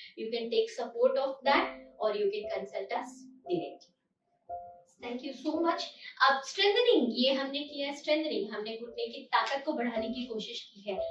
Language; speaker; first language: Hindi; non-native, local second language; Marathi